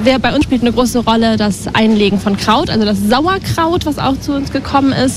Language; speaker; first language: German; non-native, fluent; Latvian